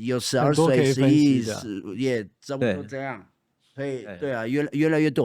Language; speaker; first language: Chinese; non-native, fluent; Spanish